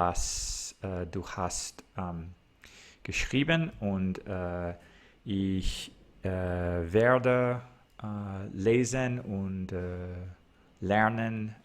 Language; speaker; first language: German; non-native, learner; English